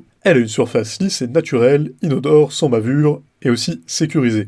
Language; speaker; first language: French; native; French